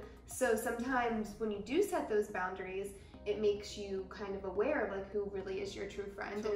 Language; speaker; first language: English; native; English